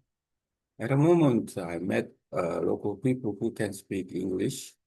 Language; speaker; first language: English; non-native, learner; Korean